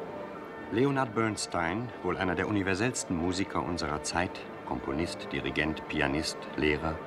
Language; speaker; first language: German; native; German